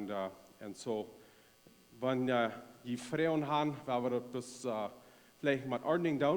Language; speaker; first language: German; non-native, learner; Plautdietsch